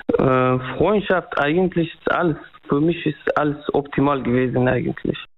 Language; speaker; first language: German; non-native, fluent; Persian